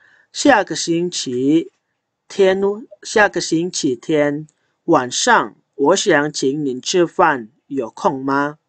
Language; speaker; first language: Chinese; non-native, fluent; Indonesian